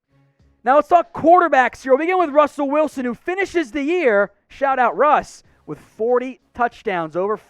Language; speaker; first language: English; native; English